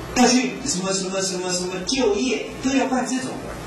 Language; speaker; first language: Chinese; native; Chinese